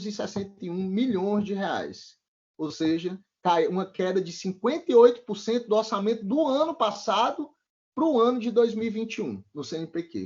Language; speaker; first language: Portuguese; native; Portuguese